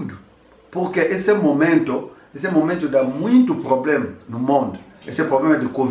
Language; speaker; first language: Portuguese; non-native, learner; Lingala